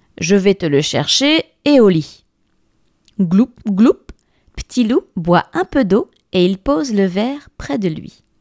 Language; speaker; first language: French; native; French